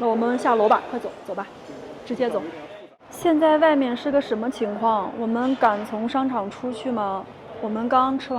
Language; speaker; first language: Chinese; native; Chinese